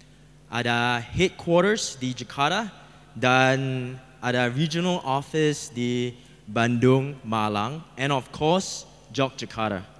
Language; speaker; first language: Indonesian; non-native, learner; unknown